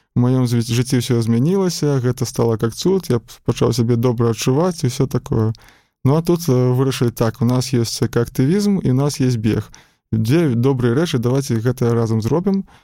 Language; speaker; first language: Belarusian; non-native, local second language; Russian